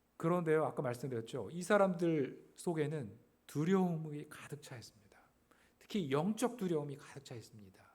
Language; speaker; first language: Korean; native; Korean